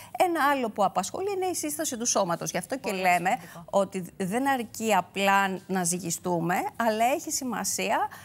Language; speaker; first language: Greek; native; Greek